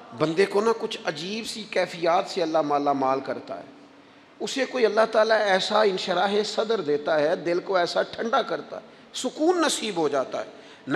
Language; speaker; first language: Urdu; non-native, local second language; Punjabi